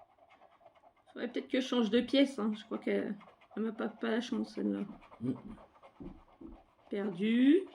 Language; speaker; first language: French; native; French